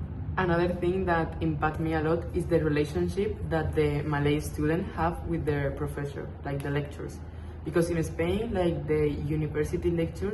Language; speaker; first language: English; non-native, fluent; Spanish